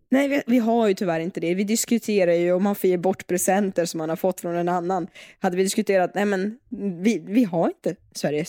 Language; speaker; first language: Swedish; native; Swedish